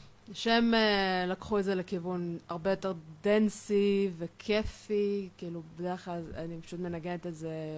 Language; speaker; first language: Hebrew; native; Hebrew